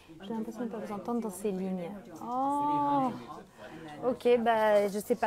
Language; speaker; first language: French; native; French